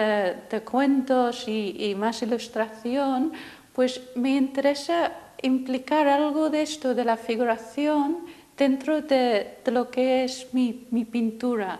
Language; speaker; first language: Spanish; non-native, fluent; English